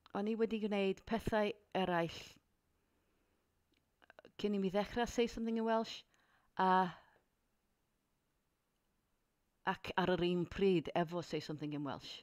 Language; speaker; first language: Welsh; non-native, learner; English